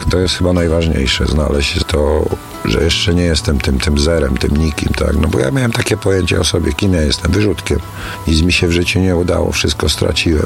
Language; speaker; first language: Polish; native; Polish